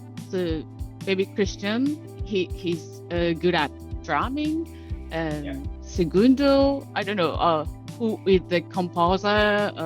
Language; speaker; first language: English; non-native, learner; Japanese